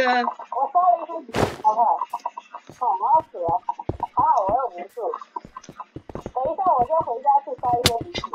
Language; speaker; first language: Chinese; native; Chinese